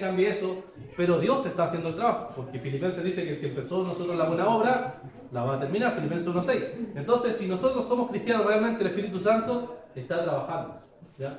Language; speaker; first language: Spanish; native; Spanish